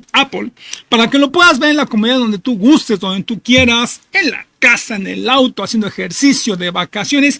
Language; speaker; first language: Spanish; native; Spanish